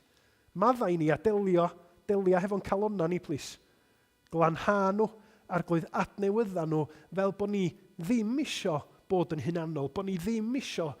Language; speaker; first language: Welsh; native; Welsh